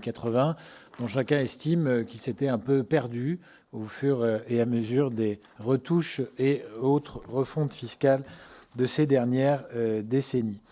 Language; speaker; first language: French; native; French